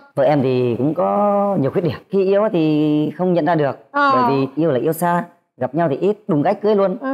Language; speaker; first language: Vietnamese; native; Vietnamese